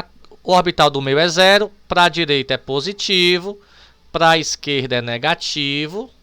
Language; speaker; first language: Portuguese; native; Portuguese